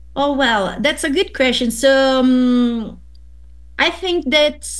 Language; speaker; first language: English; non-native, fluent; Italian